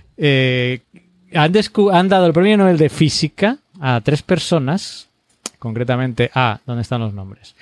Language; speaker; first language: Spanish; native; Spanish